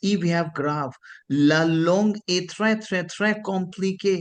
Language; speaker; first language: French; non-native, fluent; Hindi